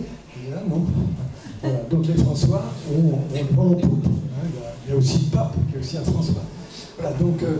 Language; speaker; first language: French; native; French